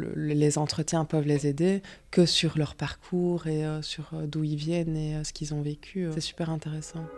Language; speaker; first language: French; native; French